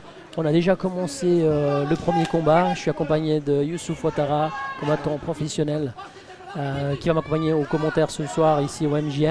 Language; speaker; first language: French; native; French